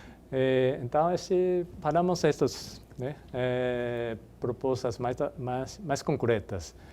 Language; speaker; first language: Portuguese; non-native, fluent; Japanese